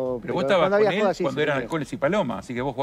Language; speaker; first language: Spanish; native; Spanish